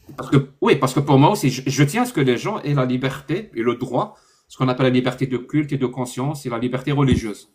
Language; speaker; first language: French; non-native, local second language; Arabic